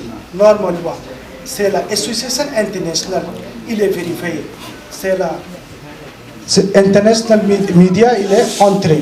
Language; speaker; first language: French; non-native, learner; Rohingya